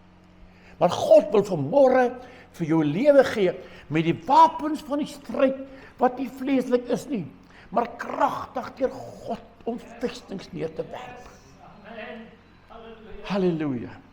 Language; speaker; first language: Afrikaans; native; Afrikaans